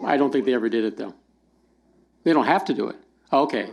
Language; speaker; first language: English; native; English